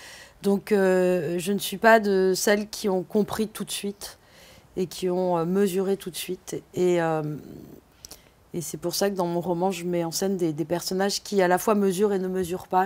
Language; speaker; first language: French; native; French